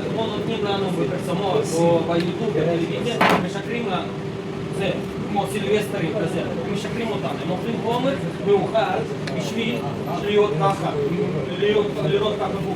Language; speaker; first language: Hebrew; non-native, learner; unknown